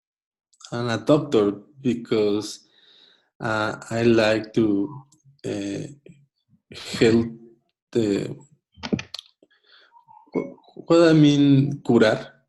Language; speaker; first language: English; non-native, learner; Spanish